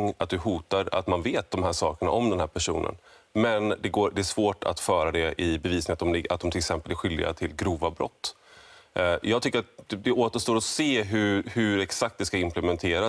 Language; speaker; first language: Swedish; native; Swedish